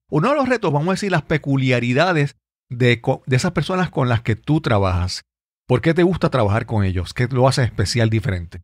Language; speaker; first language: Spanish; native; Spanish